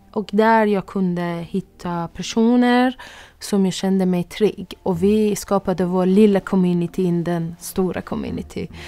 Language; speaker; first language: Swedish; non-native, fluent; Persian